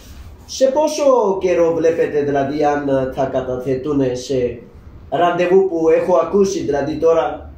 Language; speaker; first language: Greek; non-native, learner; Urdu